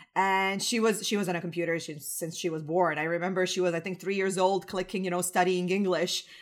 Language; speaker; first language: English; non-native, fluent; Croatian